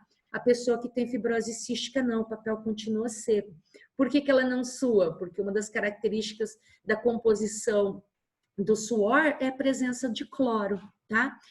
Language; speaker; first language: Portuguese; native; Portuguese